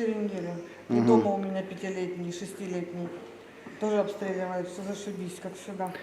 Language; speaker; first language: Russian; native; Russian